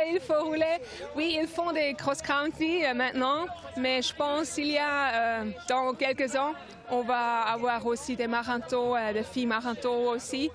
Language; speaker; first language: French; non-native, local second language; German